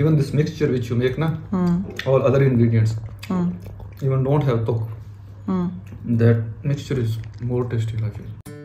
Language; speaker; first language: English; non-native, local second language; Hindi